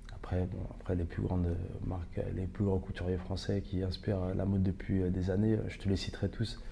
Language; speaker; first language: French; native; French